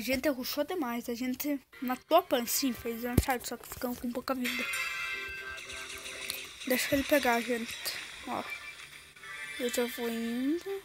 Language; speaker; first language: Portuguese; native; Portuguese